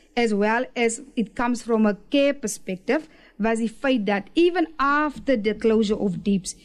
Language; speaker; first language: English; non-native, local second language; Afrikaans